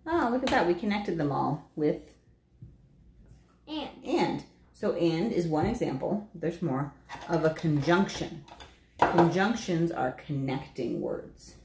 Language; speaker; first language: English; native; English